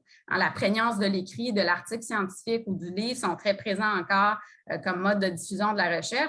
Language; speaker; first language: French; native; French